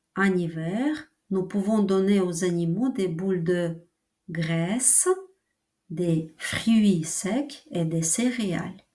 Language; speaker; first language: French; non-native, fluent; Ukrainian